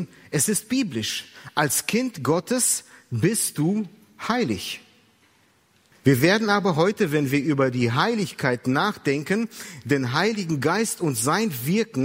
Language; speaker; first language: German; native; German